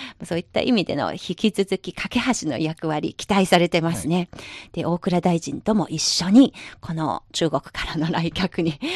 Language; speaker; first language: Japanese; non-native, fluent; Chinese